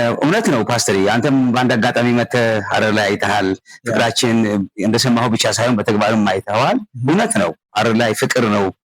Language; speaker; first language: Amharic; non-native, local second language; Sebat Bet Gurage